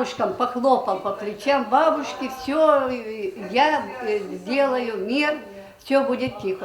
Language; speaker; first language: Russian; native; Russian